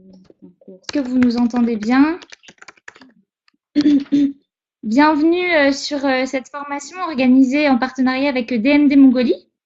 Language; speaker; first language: French; native; French